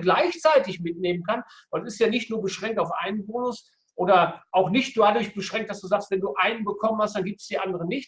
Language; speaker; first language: German; native; German